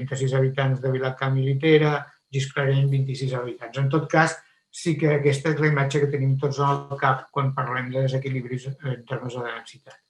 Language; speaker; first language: Catalan; native; Catalan